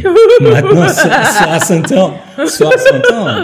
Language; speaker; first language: French; non-native, learner; Persian